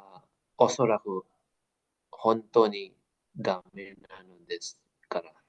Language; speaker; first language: Japanese; non-native, learner; English